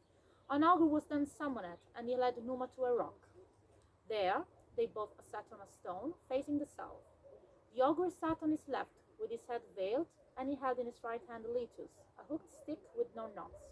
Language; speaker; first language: English; non-native, fluent; Italian